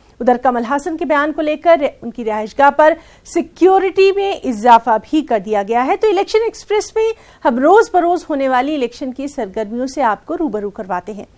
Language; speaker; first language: Urdu; native; Urdu